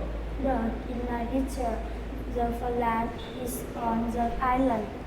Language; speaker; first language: English; non-native, learner; Vietnamese